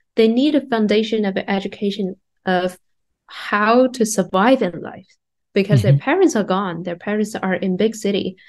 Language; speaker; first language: English; non-native, fluent; Chinese